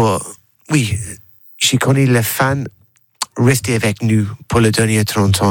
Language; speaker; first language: French; non-native, learner; English